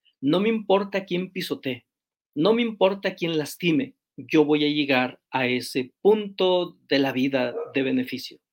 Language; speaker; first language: Spanish; native; Spanish